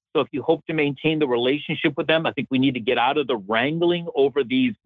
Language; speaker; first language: English; native; English